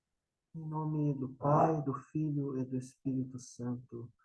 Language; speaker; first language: Portuguese; native; Portuguese